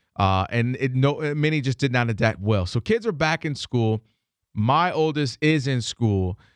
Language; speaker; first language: English; native; English